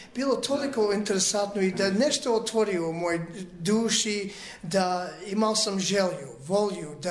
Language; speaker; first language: Serbian; early bilingual, other home language; English